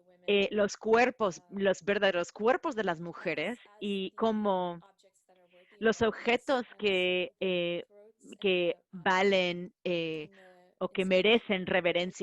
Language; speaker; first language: Spanish; non-native, fluent; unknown